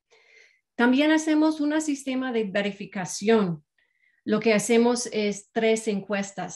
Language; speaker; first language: Spanish; non-native, fluent; English